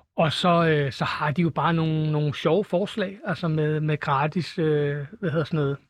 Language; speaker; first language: Danish; native; Danish